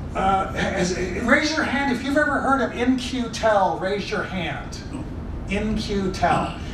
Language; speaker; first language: English; native; English